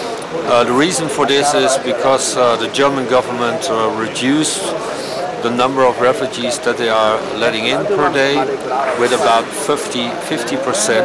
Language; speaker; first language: English; non-native, fluent; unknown